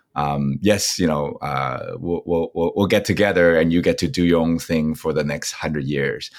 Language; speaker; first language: English; non-native, fluent; Chinese